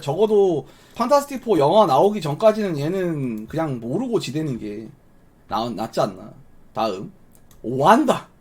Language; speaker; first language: Korean; native; Korean